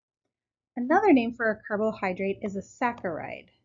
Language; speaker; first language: English; native; English